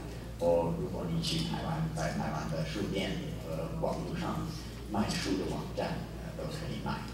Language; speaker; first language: Chinese; non-native, fluent; English